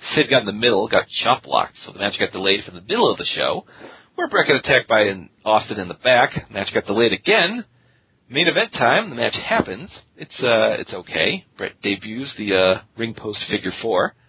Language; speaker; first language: English; native; English